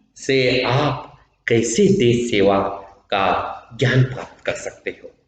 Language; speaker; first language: Hindi; non-native, local second language; Kannada